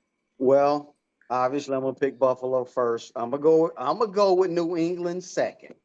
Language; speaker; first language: English; native; English